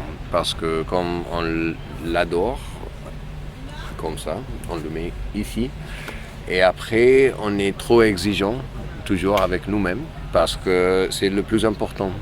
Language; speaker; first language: French; non-native, fluent; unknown